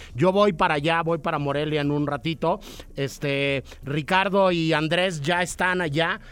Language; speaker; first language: Spanish; native; Spanish